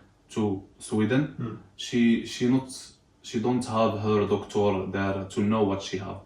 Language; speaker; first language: English; non-native, learner; Arabic